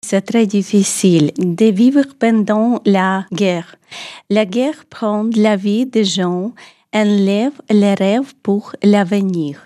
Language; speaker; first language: French; non-native, learner; Ukrainian